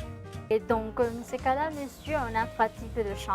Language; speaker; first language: French; non-native, fluent; Spanish